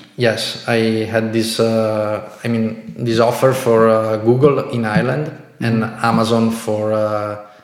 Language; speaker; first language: English; non-native, fluent; Italian